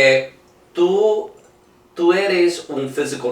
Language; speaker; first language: Spanish; non-native, learner; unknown